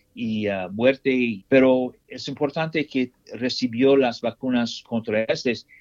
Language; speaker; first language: Spanish; non-native, learner; English